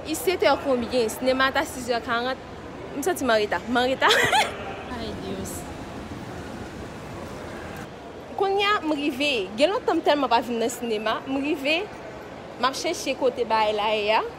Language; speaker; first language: French; non-native, local second language; Haitian Creole